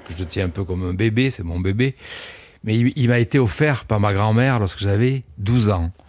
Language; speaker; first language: French; native; French